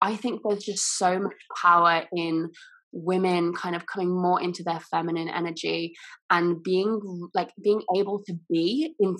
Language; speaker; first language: English; native; English